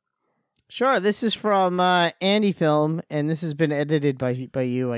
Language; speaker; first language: English; native; English